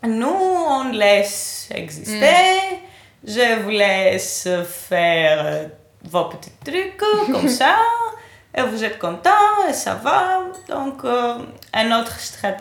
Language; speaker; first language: French; non-native, fluent; Greek